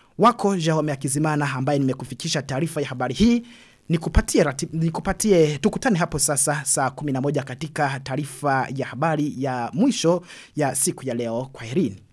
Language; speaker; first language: Swahili; non-native, local second language; Rundi